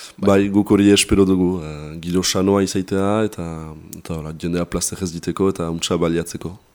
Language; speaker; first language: Basque; native; Basque